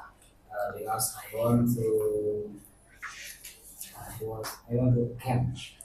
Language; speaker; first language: English; non-native, learner; Indonesian